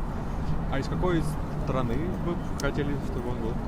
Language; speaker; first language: Russian; native; Russian